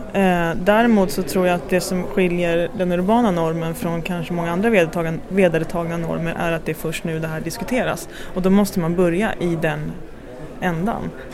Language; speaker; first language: Swedish; native; Swedish